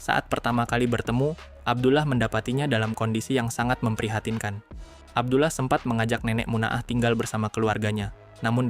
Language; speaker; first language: Indonesian; native; Indonesian